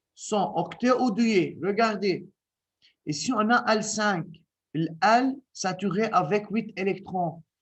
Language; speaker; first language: French; non-native, local second language; Arabic